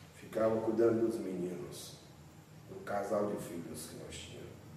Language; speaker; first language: Portuguese; native; Portuguese